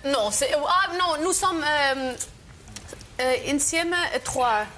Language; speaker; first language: French; non-native, learner; German